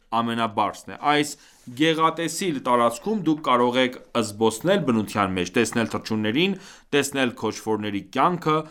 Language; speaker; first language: Armenian; early bilingual, heritage; Armenian